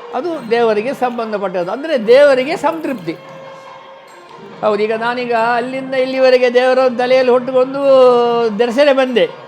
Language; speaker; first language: Kannada; non-native, local second language; Tulu